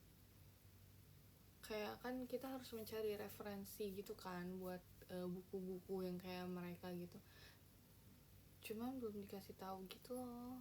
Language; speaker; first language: Indonesian; native; Indonesian